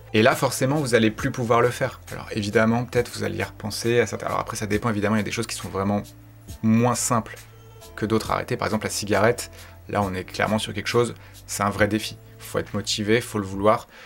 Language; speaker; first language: French; native; French